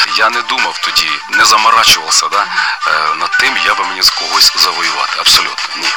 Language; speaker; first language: Ukrainian; native; Ukrainian